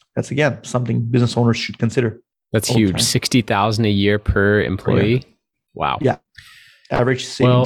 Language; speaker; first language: English; non-native, fluent; Russian